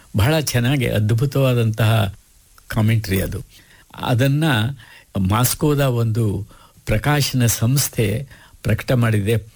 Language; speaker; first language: Kannada; native; Kannada